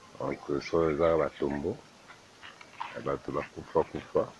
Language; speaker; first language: Lingala; native; Lingala